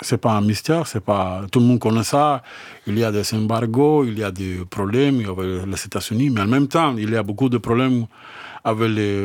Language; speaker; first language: French; non-native, learner; Spanish